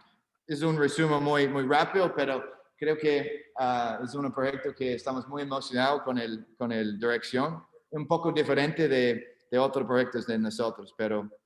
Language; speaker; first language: Spanish; non-native, learner; English